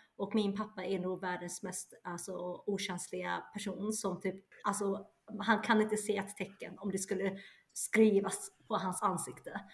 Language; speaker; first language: Swedish; early bilingual, other home language; Chinese